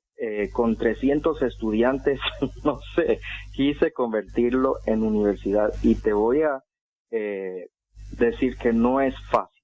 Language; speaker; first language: Spanish; non-native, fluent; English